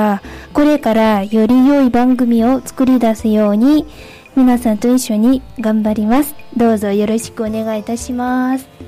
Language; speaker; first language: Japanese; non-native, fluent; Vietnamese